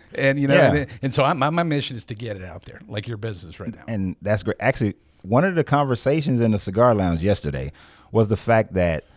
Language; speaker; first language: English; native; English